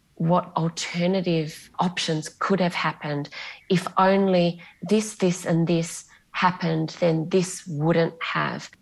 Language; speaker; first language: English; non-native, local second language; Greek